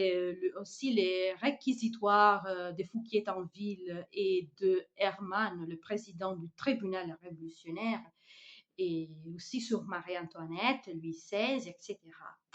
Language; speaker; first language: French; non-native, fluent; Italian